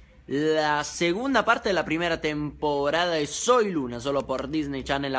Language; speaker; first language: Spanish; non-native, fluent; Italian